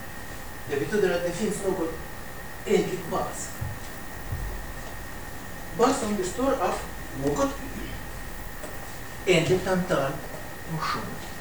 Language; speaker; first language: Swedish; non-native, fluent; Russian